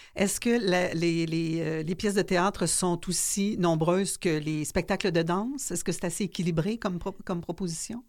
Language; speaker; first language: French; native; French